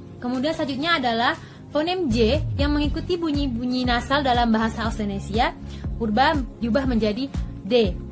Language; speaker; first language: Indonesian; native; Indonesian